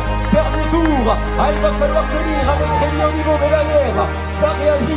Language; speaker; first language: French; native; French